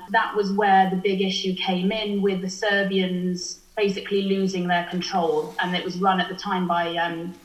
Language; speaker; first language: English; native; English